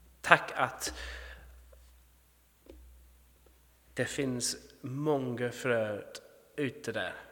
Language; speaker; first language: Swedish; non-native, fluent; English